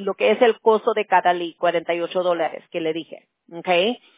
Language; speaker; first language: Spanish; early bilingual, heritage; Spanish